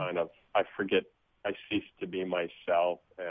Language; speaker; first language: English; native; English